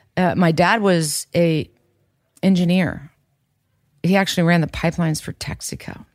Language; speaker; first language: English; native; English